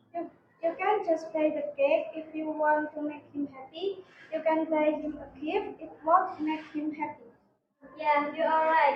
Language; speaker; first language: English; non-native, learner; Indonesian